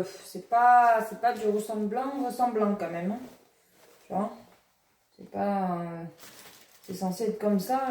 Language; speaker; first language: French; native; French